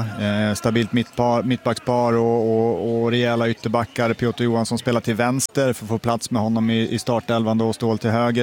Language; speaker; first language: Swedish; native; Swedish